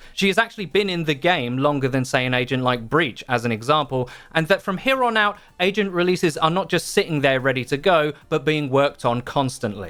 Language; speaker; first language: English; native; English